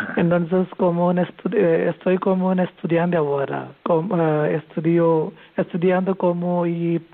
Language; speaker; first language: Spanish; non-native, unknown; Malayalam